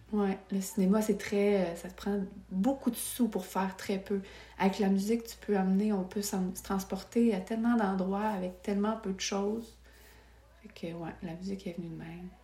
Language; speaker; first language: French; native; French